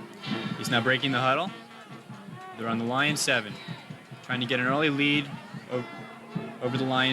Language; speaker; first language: English; native; English